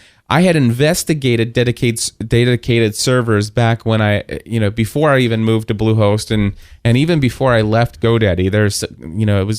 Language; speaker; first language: English; native; English